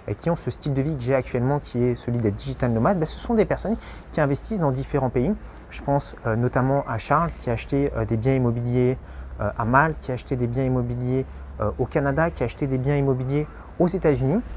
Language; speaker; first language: French; native; French